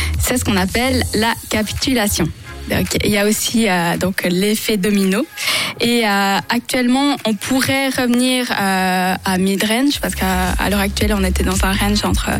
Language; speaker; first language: French; native; French